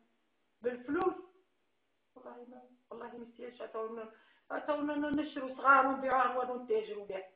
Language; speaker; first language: Arabic; native; Arabic